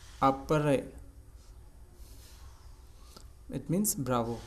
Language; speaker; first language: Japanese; non-native, learner; Hindi